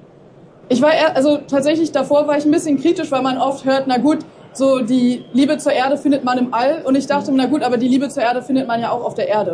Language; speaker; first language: German; native; German